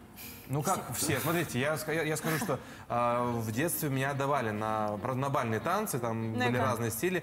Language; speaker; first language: Russian; native; Russian